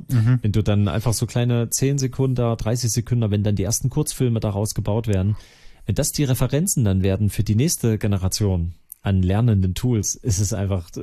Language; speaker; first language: German; native; German